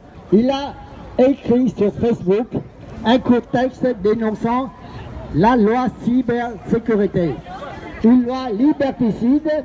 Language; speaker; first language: French; non-native, fluent; Vietnamese